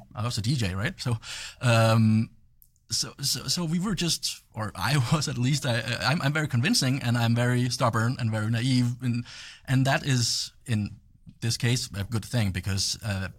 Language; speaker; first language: English; non-native, fluent; Danish